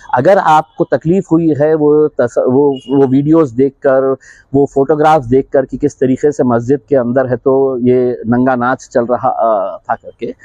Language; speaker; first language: Urdu; native; Urdu